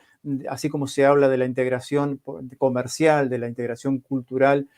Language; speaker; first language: Spanish; native; Spanish